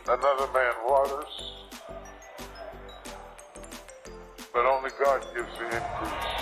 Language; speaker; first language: English; native; English